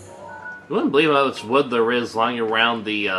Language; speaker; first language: English; native; English